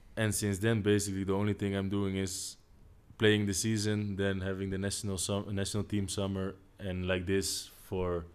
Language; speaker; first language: English; non-native, fluent; Dutch